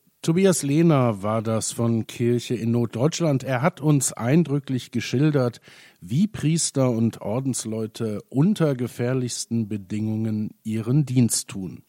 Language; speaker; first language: German; native; German